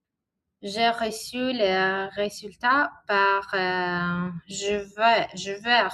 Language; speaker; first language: French; non-native, learner; Italian